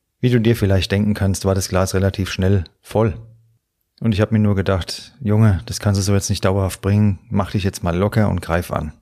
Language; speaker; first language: German; native; German